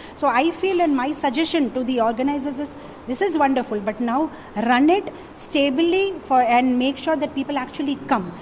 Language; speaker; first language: English; non-native, local second language; Telugu